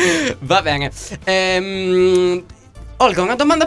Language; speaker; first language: Italian; native; Italian